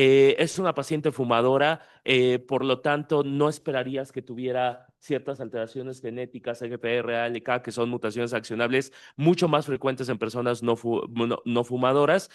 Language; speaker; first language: Spanish; native; Spanish